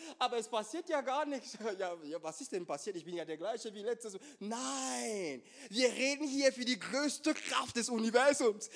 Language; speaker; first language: German; non-native, fluent; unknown